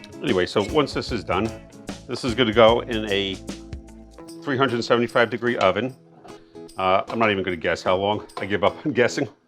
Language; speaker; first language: English; native; English